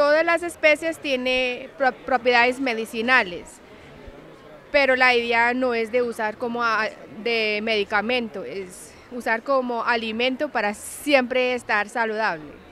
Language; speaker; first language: Spanish; non-native, fluent; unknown